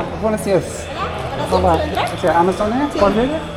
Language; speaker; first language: Spanish; non-native, learner; English